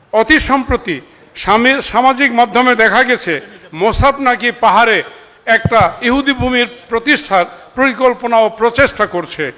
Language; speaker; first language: Bangla; non-native, local second language; Marma